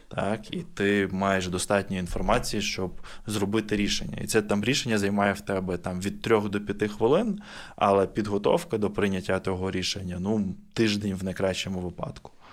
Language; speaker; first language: Ukrainian; native; Ukrainian